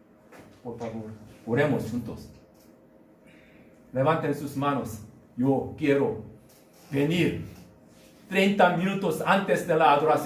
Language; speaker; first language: Spanish; non-native, learner; Korean